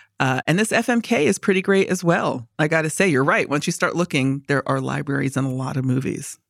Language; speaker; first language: English; native; English